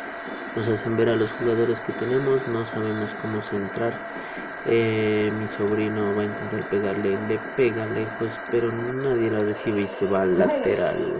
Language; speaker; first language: Spanish; native; Spanish